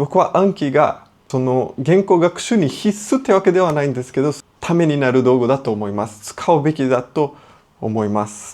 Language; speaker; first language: Japanese; non-native, fluent; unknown